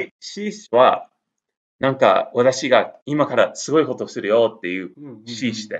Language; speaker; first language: Japanese; non-native, learner; English